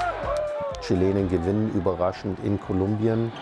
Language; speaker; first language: German; native; German